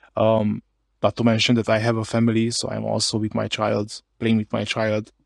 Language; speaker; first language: English; non-native, fluent; Hungarian